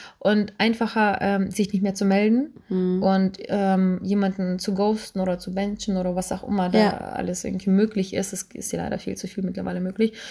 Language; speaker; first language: German; native; German